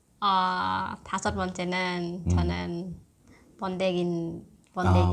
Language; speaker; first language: Korean; non-native, learner; Khmer